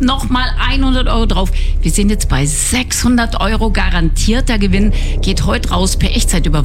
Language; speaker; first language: German; native; German